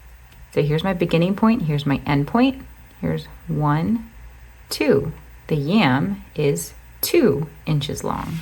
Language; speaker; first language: English; native; English